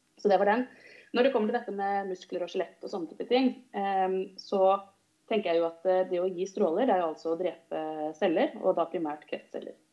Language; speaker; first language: Norwegian; native; Norwegian